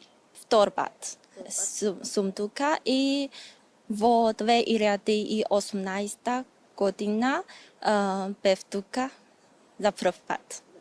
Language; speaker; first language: Macedonian; non-native, fluent; Chinese